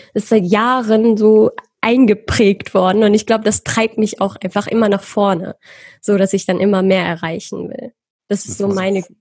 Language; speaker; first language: German; early bilingual, other home language; Persian